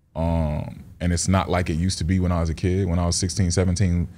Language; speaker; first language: English; native; English